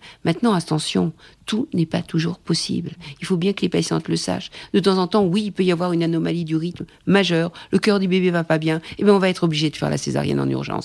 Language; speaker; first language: French; native; French